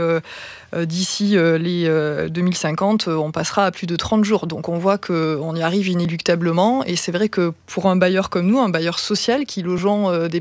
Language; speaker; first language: French; native; French